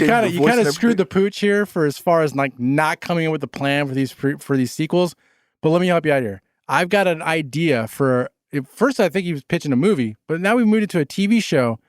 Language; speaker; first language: English; native; English